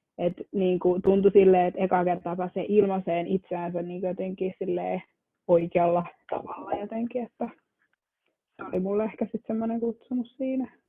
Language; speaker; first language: Finnish; early bilingual, other home language; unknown